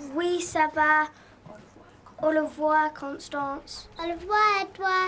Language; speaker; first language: French; non-native, learner; English